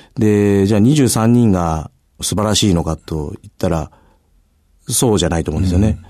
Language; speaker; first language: Japanese; native; Japanese